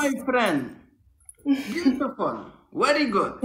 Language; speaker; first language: English; non-native, learner; Persian